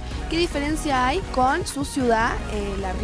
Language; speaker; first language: Spanish; native; Spanish